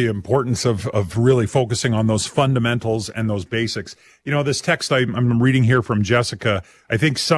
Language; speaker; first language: English; native; English